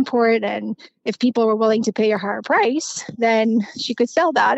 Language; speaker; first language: English; non-native, fluent; Romanian